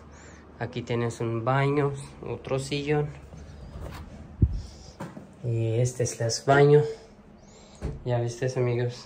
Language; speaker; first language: Spanish; non-native, learner; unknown